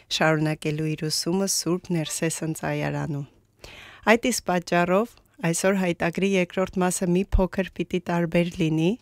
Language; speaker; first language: Armenian; native; Armenian